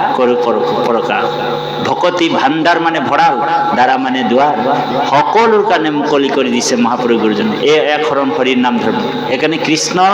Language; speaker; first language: Assamese; native; Assamese